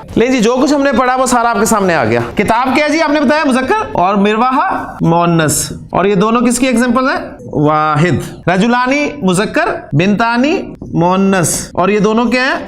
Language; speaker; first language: Urdu; non-native, local second language; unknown